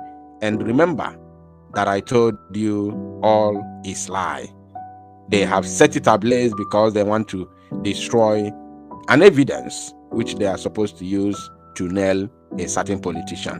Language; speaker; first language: English; non-native, local second language; Igbo